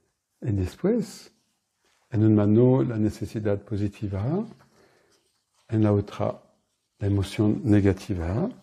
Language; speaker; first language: Spanish; non-native, fluent; French